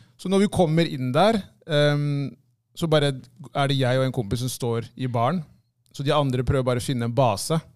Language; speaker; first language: Norwegian; early bilingual, other home language; Tigrinya